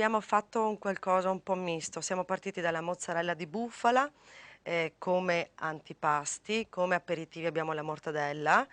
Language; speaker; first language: Italian; native; Italian